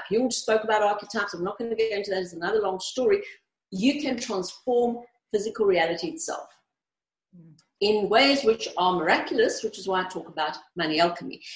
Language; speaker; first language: English; early bilingual, other home language; Greek